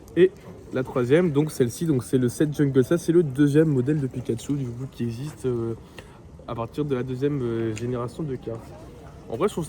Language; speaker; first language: French; native; French